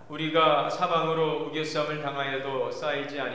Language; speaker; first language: Korean; native; Korean